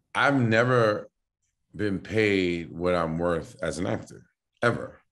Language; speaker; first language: English; native; English